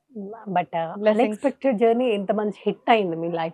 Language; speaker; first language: Telugu; native; Telugu